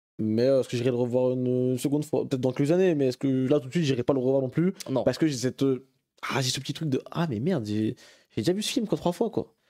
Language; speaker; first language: French; native; French